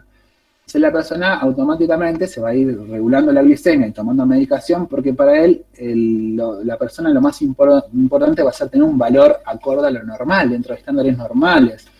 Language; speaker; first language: Spanish; native; Spanish